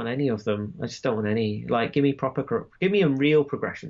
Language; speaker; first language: English; native; English